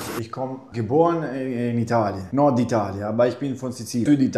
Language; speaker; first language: German; non-native, fluent; Italian